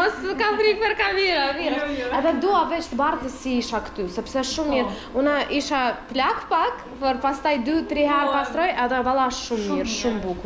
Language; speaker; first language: Albanian; non-native, learner; Russian